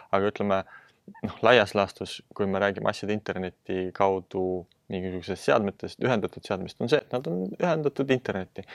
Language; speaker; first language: Estonian; non-native, local second language; Russian